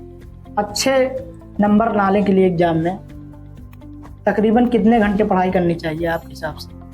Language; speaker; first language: Hindi; native; Hindi